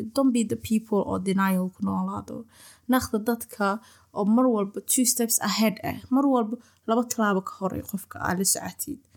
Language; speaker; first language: Somali; early bilingual, heritage; Somali